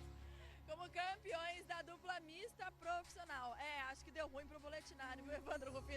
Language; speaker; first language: Portuguese; native; Portuguese